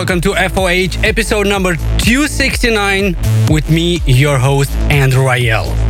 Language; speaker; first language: English; non-native, fluent; Romanian